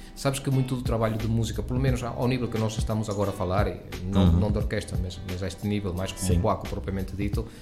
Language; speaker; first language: Portuguese; early bilingual, heritage; Spanish